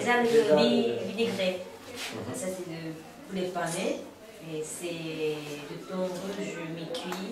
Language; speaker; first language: French; non-native, fluent; Japanese